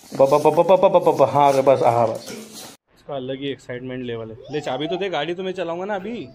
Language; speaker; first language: Hindi; native; Hindi